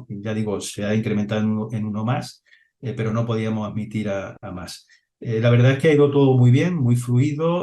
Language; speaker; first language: Spanish; native; Spanish